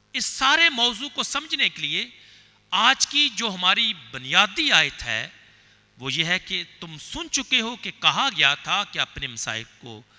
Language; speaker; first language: Urdu; non-native, local second language; Punjabi